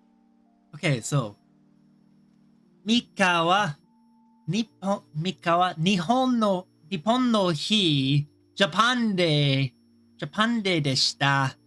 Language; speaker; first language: Japanese; non-native, learner; English